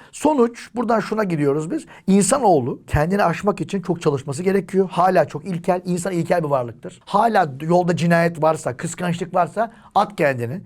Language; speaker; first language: Turkish; native; Turkish